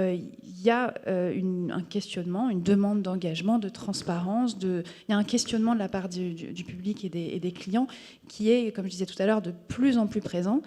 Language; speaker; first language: French; native; French